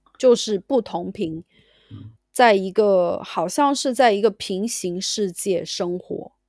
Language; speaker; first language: Chinese; native; Chinese